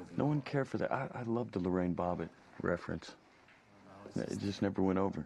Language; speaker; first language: English; native; English